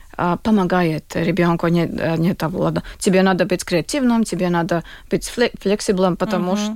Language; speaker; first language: Russian; non-native, local second language; Latvian